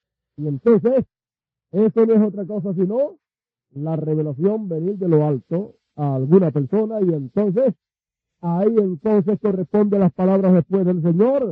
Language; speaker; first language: Spanish; native; Spanish